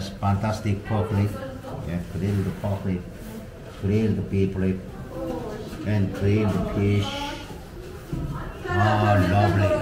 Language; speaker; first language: English; non-native, learner; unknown